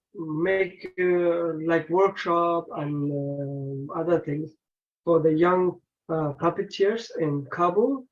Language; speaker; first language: English; non-native, learner; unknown